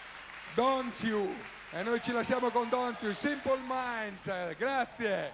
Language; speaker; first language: Italian; native; Italian